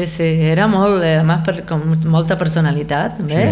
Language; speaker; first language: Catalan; non-native, learner; Spanish